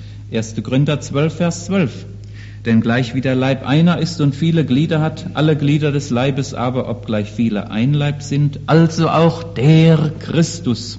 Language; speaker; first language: German; native; German